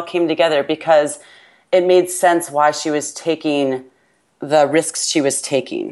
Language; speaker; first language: English; native; English